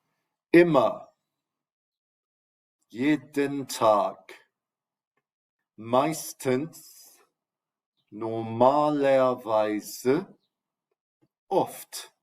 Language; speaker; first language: German; non-native, fluent; English